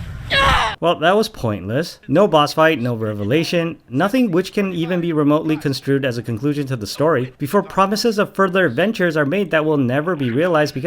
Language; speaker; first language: English; native; English